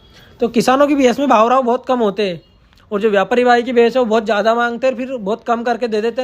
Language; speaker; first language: Hindi; native; Hindi